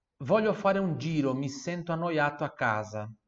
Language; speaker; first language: Italian; non-native, fluent; Portuguese